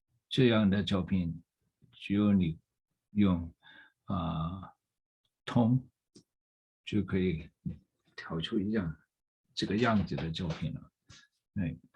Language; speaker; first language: Chinese; non-native, fluent; English